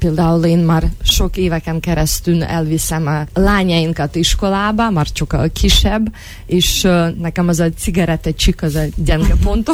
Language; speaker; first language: Hungarian; non-native, fluent; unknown